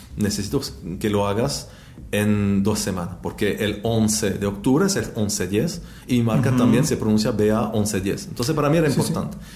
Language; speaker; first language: Spanish; non-native, fluent; French